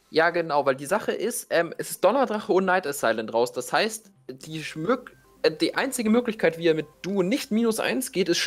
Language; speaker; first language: German; native; German